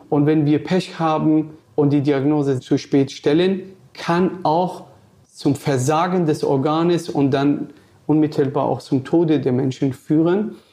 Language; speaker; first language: German; non-native, fluent; Persian